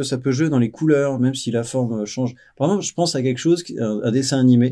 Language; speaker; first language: French; native; French